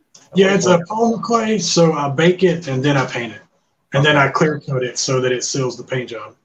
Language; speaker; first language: English; native; English